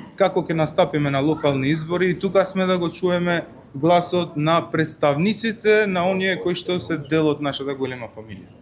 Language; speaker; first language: Macedonian; non-native, local second language; Albanian